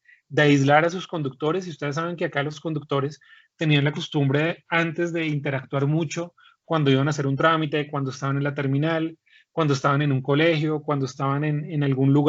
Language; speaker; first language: Spanish; native; Spanish